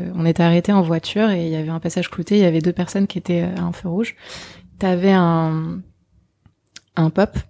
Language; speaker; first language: French; native; French